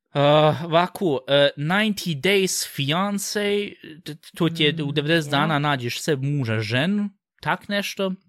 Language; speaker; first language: Bosnian; early bilingual, heritage; Bosnian